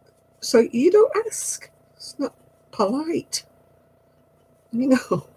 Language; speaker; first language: English; native; English